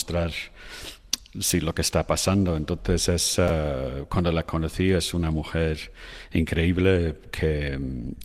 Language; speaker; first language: Spanish; non-native, fluent; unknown